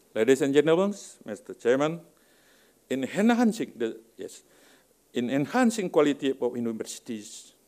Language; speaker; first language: English; non-native, fluent; Indonesian